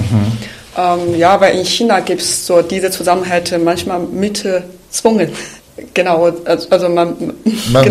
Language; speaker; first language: German; non-native, fluent; Chinese